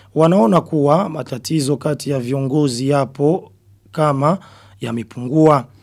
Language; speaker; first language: Swahili; non-native, local second language; Rundi